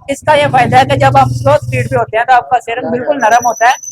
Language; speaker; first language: Urdu; non-native, local second language; Punjabi